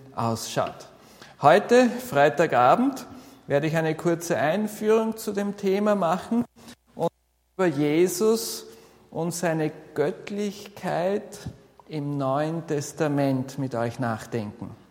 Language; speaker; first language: German; native; German